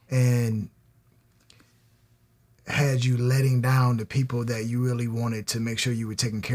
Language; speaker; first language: English; native; English